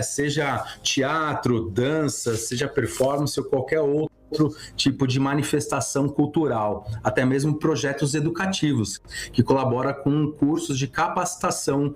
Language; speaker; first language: Portuguese; native; Portuguese